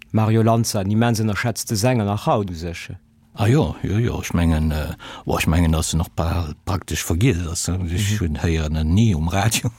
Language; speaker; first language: Luxembourgish; early bilingual, other home language; Italian